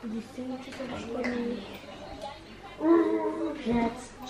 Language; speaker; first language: Russian; early bilingual, heritage; Russian